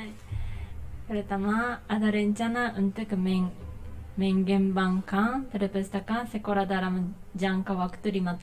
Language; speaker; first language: Indonesian; non-native, learner; Japanese